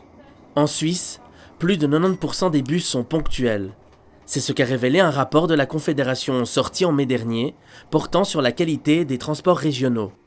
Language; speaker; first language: French; native; French